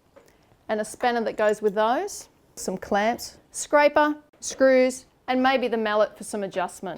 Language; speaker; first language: English; native; English